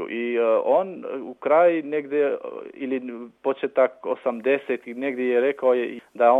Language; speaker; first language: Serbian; non-native, local second language; Albanian